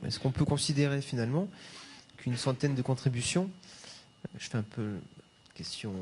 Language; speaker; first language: French; native; French